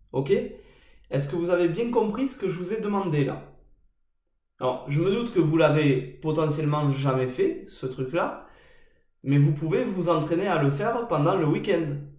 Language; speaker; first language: French; native; French